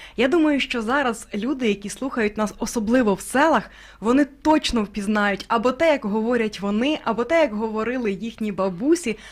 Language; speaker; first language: Ukrainian; native; Ukrainian